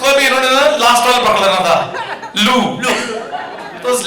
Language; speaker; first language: Hindi; native; Hindi